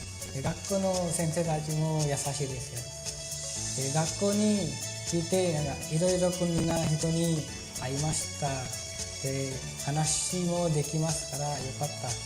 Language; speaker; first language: Japanese; non-native, learner; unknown